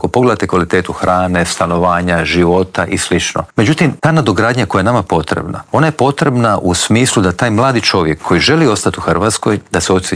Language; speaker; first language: Croatian; native; Croatian